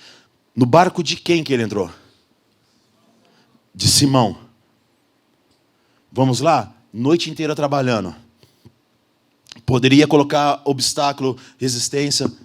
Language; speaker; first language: Portuguese; native; Portuguese